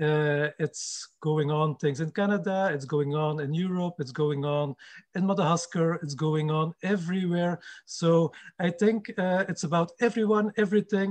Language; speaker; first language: English; non-native, fluent; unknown